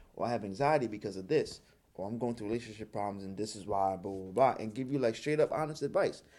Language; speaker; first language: English; early bilingual, other home language; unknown